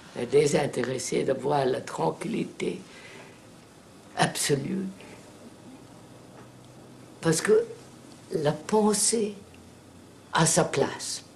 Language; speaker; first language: French; non-native, fluent; Telugu